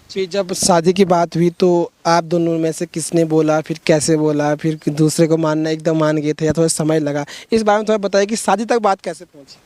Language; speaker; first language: Hindi; native; Hindi